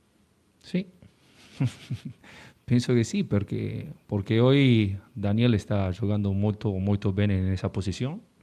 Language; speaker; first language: Portuguese; non-native, learner; Spanish